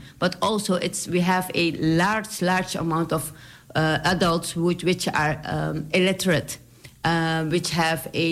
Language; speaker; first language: English; non-native, fluent; Dutch